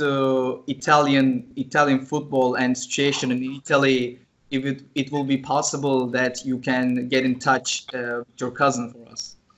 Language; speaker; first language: English; non-native, fluent; Turkish